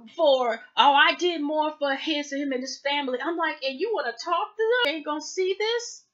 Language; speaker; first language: English; native; English